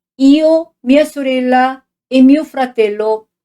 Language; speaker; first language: Italian; non-native, fluent; Korean